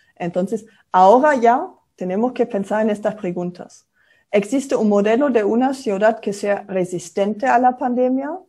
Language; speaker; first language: Spanish; non-native, fluent; German